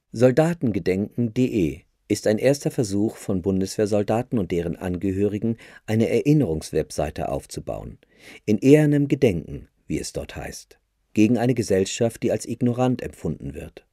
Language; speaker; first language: German; native; German